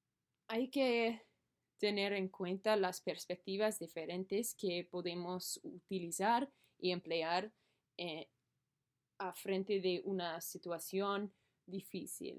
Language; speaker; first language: Spanish; non-native, learner; English